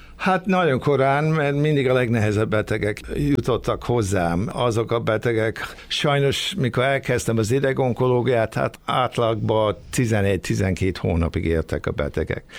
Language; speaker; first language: Hungarian; early bilingual, heritage; Hungarian